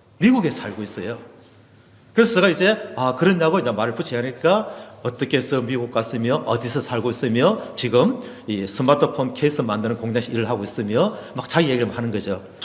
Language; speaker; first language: Korean; native; Korean